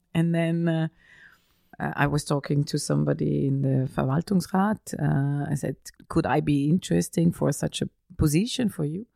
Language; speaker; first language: English; non-native, fluent; German